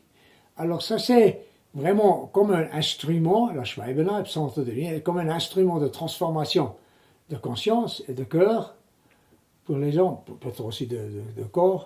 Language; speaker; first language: French; non-native, local second language; German